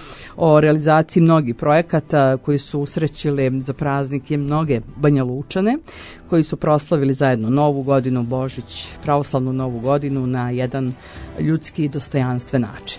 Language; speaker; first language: Croatian; native; Croatian